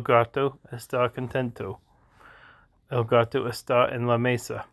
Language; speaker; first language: Spanish; non-native, learner; English